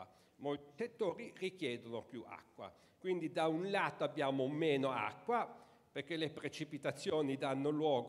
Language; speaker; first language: Italian; native; Italian